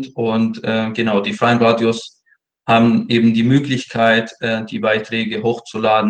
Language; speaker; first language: German; non-native, fluent; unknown